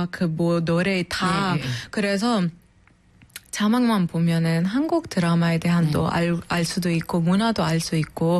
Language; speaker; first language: Korean; non-native, fluent; Arabic